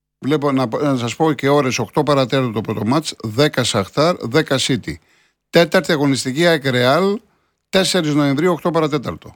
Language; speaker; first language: Greek; native; Greek